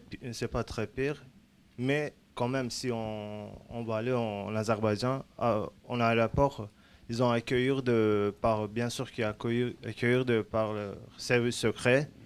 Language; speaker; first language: French; non-native, learner; Azerbaijani